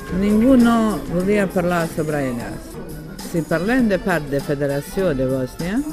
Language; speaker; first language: Catalan; non-native, learner; Bosnian